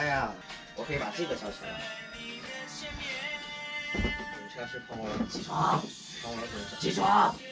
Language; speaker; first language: Chinese; native; Chinese